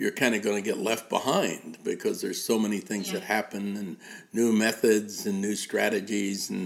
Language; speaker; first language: English; native; English